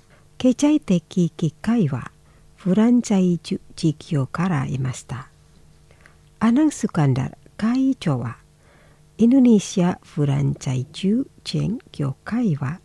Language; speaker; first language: Japanese; non-native, fluent; Indonesian